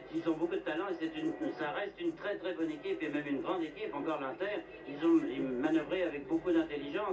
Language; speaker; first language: French; native; French